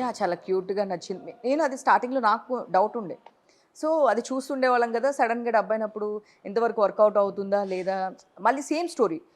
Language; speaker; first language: Telugu; native; Telugu